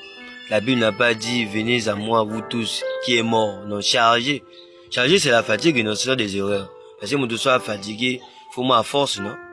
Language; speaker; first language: French; non-native, local second language; Lingala